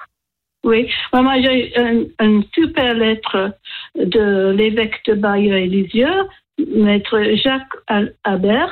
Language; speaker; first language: French; non-native, learner; English